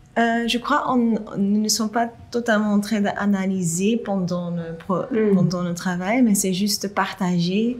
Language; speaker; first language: French; non-native, local second language; Dutch